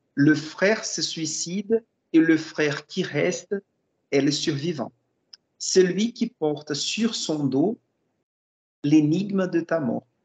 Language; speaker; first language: French; non-native, fluent; Portuguese